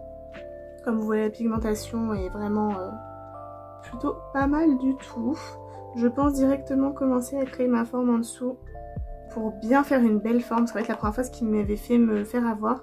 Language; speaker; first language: French; native; French